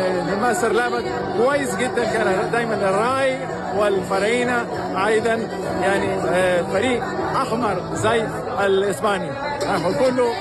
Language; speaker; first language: Arabic; non-native, fluent; Spanish